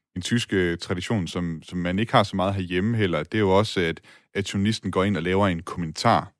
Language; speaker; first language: Danish; native; Danish